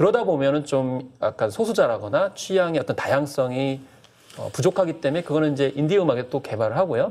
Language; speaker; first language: Korean; native; Korean